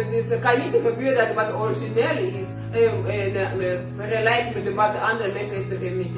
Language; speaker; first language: Dutch; non-native, learner; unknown